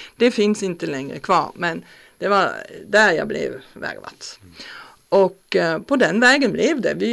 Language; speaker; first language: Swedish; non-native, fluent; German